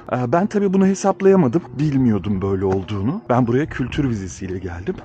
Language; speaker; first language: Turkish; early bilingual, heritage; Turkish